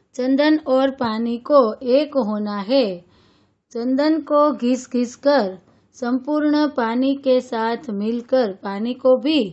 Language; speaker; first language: Hindi; non-native, local second language; Gujarati